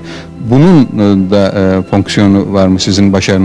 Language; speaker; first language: Turkish; native; Turkish